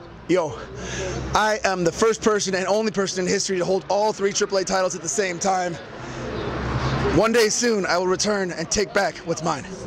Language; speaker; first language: English; native; English